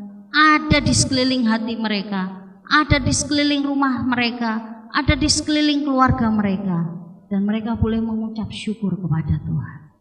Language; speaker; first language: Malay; non-native, local second language; Javanese